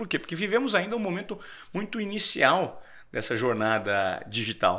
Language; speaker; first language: Portuguese; native; Portuguese